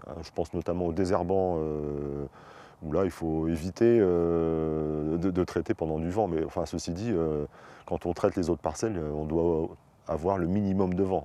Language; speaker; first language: French; native; French